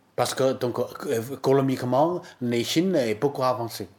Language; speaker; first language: French; non-native, learner; Chinese